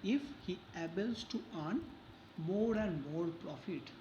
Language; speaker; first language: English; non-native, local second language; Bangla